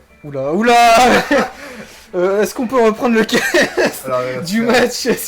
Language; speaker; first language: French; native; French